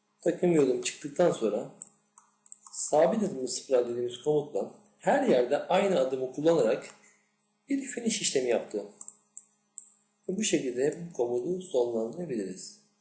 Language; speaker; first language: Turkish; native; Turkish